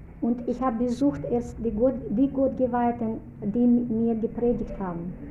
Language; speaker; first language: German; non-native, fluent; Russian